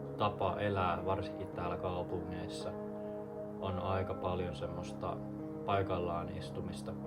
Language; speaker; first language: Finnish; native; Finnish